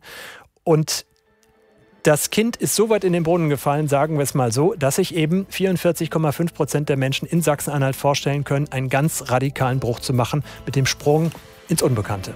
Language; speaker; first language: German; native; German